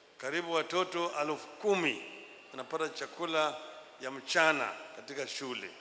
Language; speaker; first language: Swahili; non-native, local second language; Luo (Kenya and Tanzania)